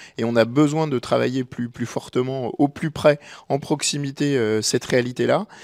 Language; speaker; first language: French; native; French